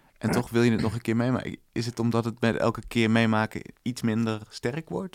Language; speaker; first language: Dutch; native; Dutch